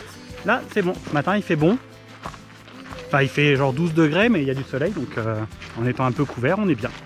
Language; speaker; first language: French; native; French